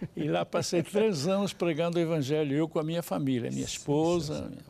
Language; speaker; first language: Portuguese; native; Portuguese